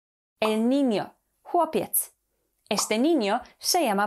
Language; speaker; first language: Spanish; non-native, fluent; Polish